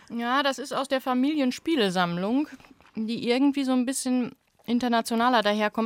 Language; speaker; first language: German; native; German